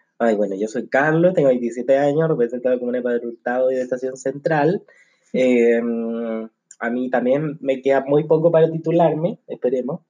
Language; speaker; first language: Spanish; native; Spanish